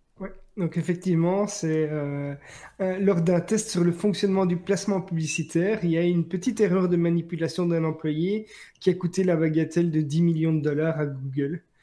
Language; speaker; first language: French; native; French